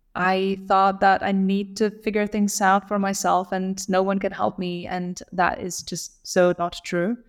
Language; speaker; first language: English; non-native, fluent; Lithuanian